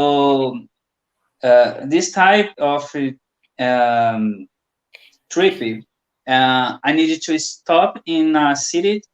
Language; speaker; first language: English; non-native, learner; Portuguese